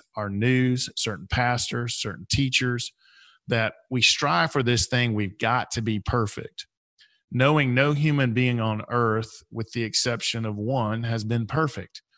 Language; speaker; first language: English; native; English